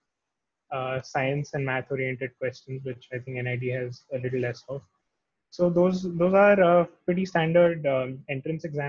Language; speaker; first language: English; non-native, local second language; Hindi